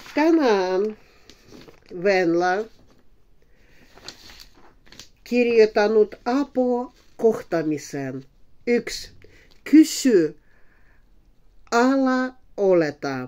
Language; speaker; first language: Finnish; non-native, fluent; Russian